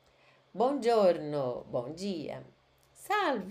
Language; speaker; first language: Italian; non-native, fluent; Portuguese